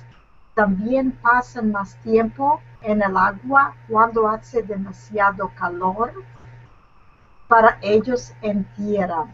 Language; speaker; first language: Spanish; non-native, learner; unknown